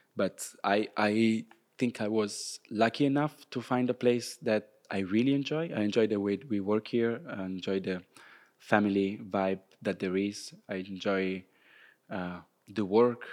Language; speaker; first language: English; non-native, fluent; Italian